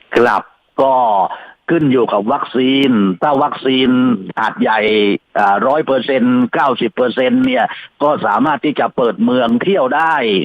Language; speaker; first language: Thai; native; Thai